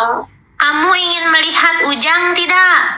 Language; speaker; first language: Indonesian; non-native, local second language; Sundanese